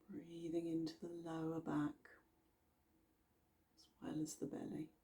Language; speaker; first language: English; native; English